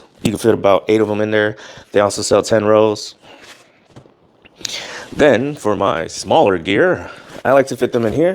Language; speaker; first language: English; native; English